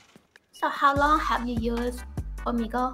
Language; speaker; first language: English; non-native, learner; Thai